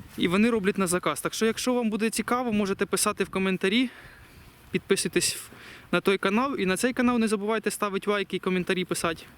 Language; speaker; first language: Ukrainian; native; Ukrainian